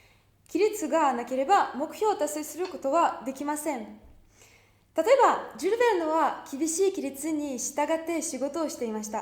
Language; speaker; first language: Japanese; non-native, learner; Russian